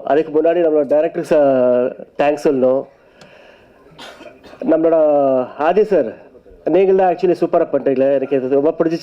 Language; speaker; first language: Tamil; non-native, learner; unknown